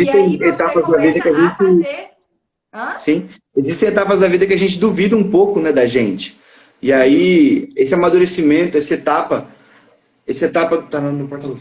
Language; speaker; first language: Portuguese; native; Portuguese